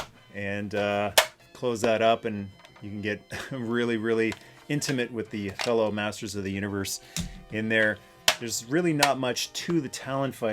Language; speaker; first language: English; native; English